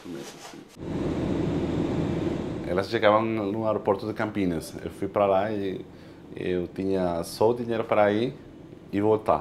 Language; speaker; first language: Portuguese; non-native, fluent; Spanish